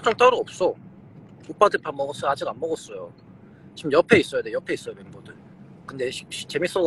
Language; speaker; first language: Korean; native; Korean